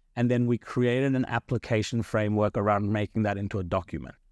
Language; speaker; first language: English; non-native, local second language; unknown